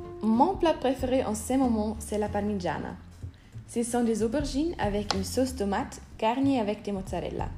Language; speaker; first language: French; non-native, learner; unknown